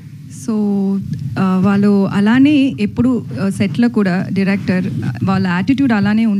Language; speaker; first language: Telugu; non-native, learner; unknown